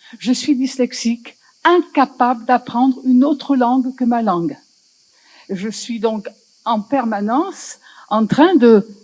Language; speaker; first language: French; native; French